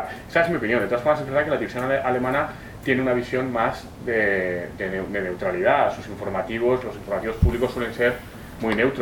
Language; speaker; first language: Spanish; native; Spanish